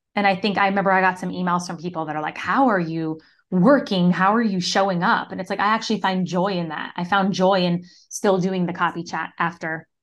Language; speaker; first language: English; native; English